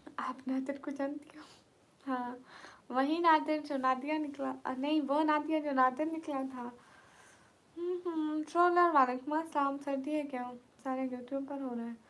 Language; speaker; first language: Urdu; non-native, local second language; Punjabi